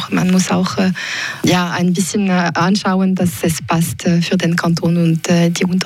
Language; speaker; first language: German; non-native, local second language; French